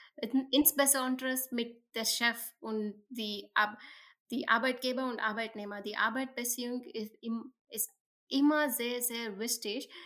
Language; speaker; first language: German; non-native, learner; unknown